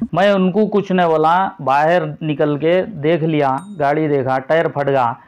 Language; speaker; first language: Hindi; non-native, local second language; Urdu